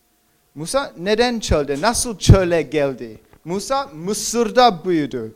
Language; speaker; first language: Turkish; non-native, fluent; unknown